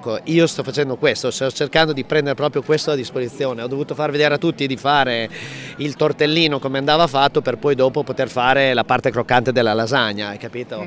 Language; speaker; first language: Italian; native; Italian